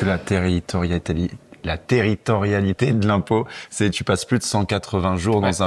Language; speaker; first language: French; native; French